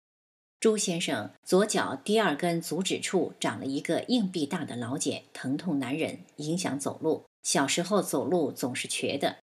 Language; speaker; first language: Chinese; native; Chinese